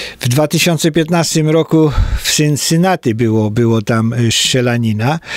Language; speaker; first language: Polish; native; Polish